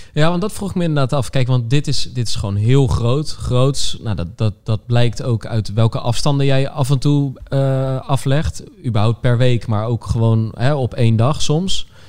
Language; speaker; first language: Dutch; native; Dutch